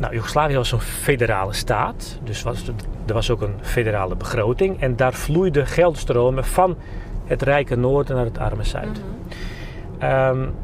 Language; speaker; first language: Dutch; non-native, fluent; Bosnian